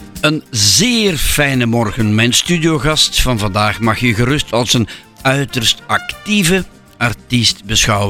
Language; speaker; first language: Dutch; native; Dutch